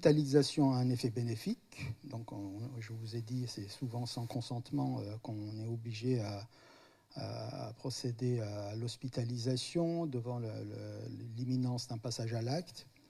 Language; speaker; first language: French; native; French